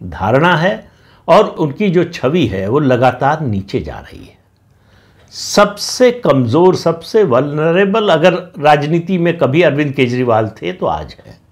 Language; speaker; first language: Hindi; native; Hindi